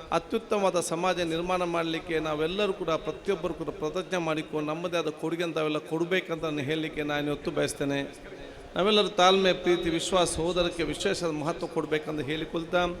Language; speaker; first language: Kannada; non-native, local second language; Badaga